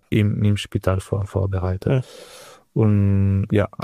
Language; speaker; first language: German; non-native, local second language; French